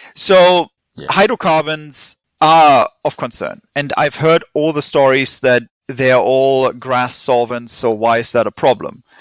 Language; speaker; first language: English; non-native, fluent; German